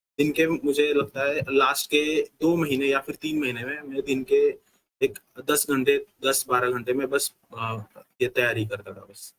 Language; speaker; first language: Hindi; non-native, local second language; Marathi